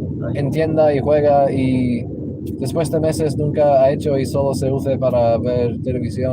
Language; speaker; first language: Spanish; non-native, local second language; English